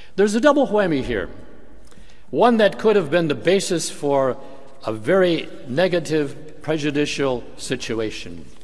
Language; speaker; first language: English; native; English